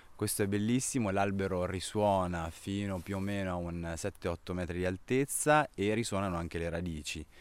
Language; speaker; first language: Italian; native; Italian